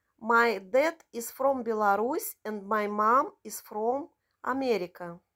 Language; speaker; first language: English; non-native, fluent; Russian